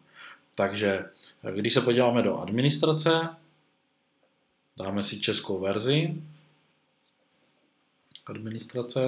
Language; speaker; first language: Czech; native; Czech